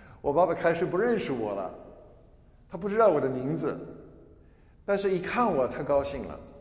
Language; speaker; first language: Chinese; non-native, fluent; English